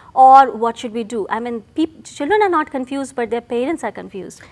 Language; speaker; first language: English; non-native, local second language; Hindi